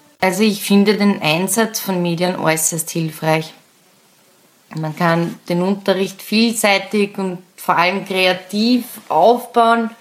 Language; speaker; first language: German; native; German